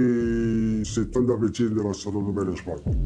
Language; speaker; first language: Spanish; non-native, learner; Italian